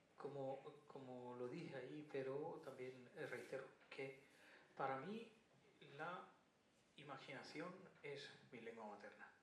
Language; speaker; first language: Spanish; non-native, fluent; Bangla